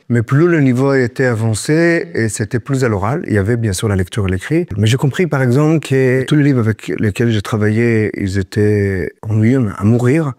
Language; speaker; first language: French; non-native, fluent; Hebrew